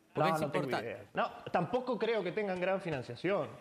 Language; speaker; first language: Spanish; native; Spanish